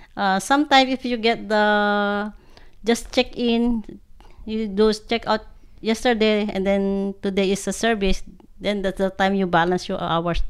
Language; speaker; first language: English; non-native, local second language; Iloko